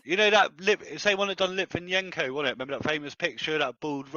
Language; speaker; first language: English; native; English